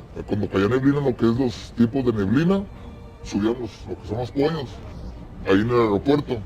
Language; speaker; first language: Spanish; native; Spanish